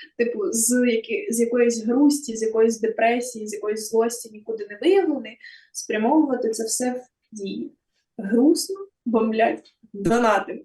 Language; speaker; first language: Ukrainian; native; Ukrainian